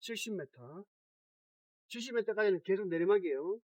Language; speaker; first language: Korean; native; Korean